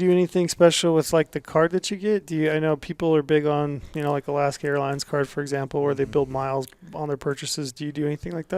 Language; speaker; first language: English; native; English